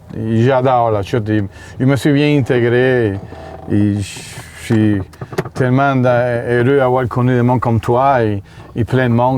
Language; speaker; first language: French; non-native, fluent; Spanish